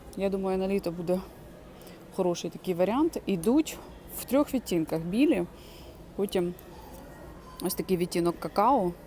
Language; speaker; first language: Ukrainian; non-native, local second language; Russian